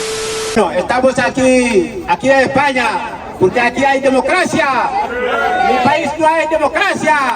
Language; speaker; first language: Spanish; non-native, learner; Wolof